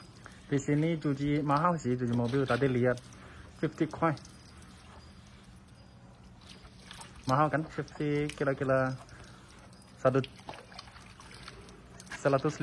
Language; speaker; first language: Indonesian; non-native, learner; Chinese